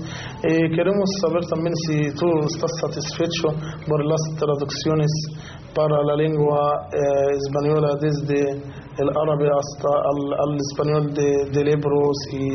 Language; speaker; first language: Spanish; non-native, fluent; Arabic